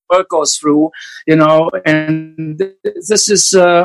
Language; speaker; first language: English; non-native, fluent; German